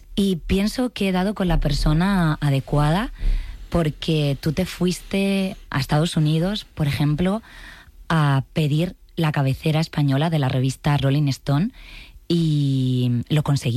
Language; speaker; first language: Spanish; native; Spanish